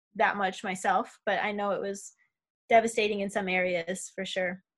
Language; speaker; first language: English; native; English